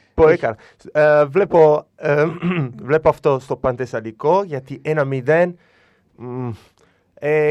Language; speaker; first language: Greek; non-native, learner; Italian